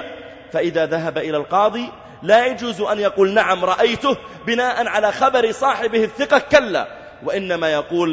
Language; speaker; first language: Arabic; native; Arabic